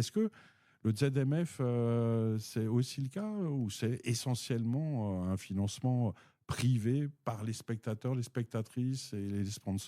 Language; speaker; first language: French; native; French